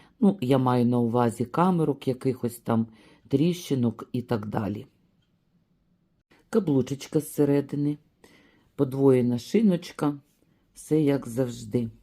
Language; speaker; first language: Ukrainian; native; Ukrainian